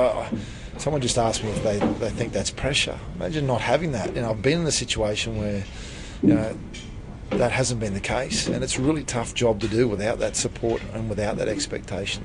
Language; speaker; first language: English; native; English